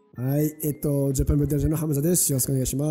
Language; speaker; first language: Japanese; non-native, fluent; Arabic